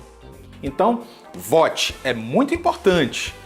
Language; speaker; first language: Portuguese; native; Portuguese